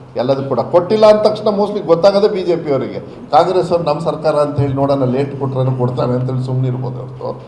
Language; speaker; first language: Kannada; native; Kannada